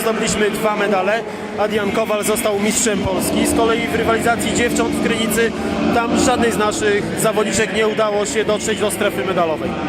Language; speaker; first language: Polish; native; Polish